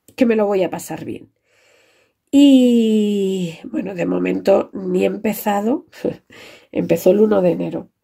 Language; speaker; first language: Spanish; native; Spanish